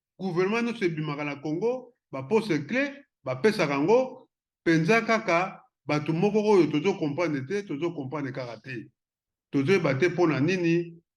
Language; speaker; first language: Lingala; non-native, local second language; Kongo